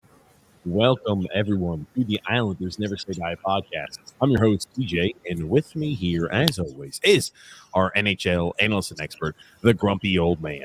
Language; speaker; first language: English; native; English